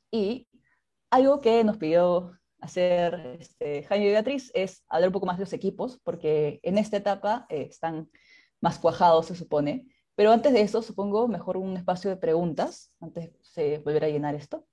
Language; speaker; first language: Spanish; native; Spanish